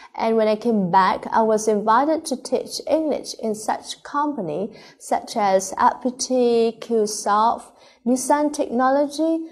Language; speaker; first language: English; non-native, fluent; Vietnamese